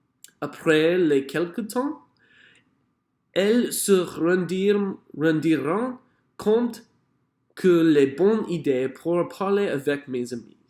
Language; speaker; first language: French; non-native, learner; English